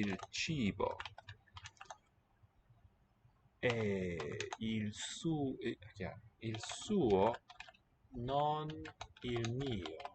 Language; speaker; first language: Italian; non-native, learner; English